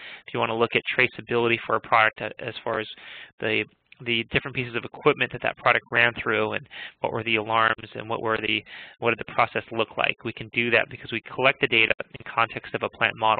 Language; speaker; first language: English; native; English